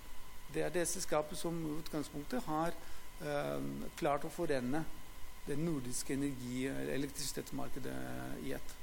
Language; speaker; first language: Norwegian; non-native, fluent; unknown